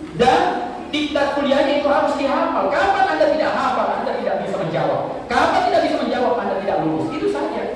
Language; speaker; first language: Indonesian; non-native, local second language; Buginese